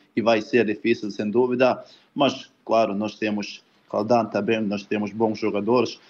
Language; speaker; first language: Portuguese; non-native, learner; Bosnian